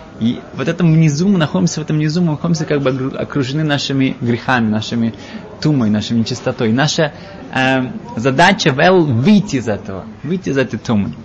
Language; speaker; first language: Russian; early bilingual, heritage; Russian